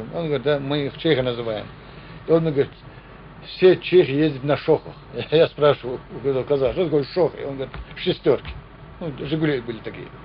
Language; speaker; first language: Russian; non-native, local second language; Chechen